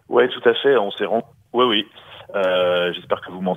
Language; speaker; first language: French; native; French